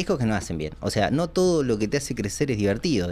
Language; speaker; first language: Spanish; native; Spanish